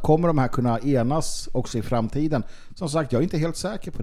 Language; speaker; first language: Swedish; native; Swedish